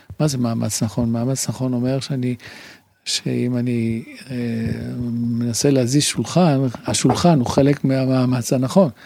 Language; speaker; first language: Hebrew; native; Hebrew